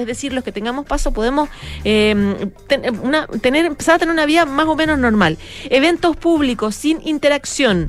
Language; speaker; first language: Spanish; native; Spanish